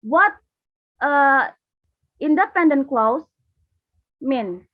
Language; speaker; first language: English; non-native, learner; Indonesian